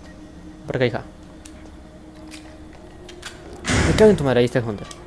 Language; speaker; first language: Spanish; native; Spanish